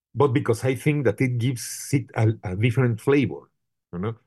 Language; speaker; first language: English; non-native, fluent; Spanish